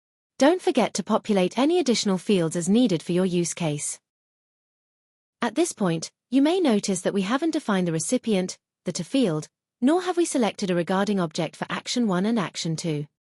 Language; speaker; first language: English; non-native, fluent; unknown